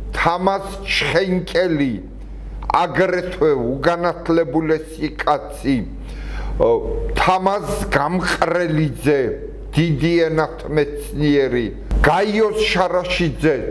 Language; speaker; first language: Georgian; non-native, local second language; Svan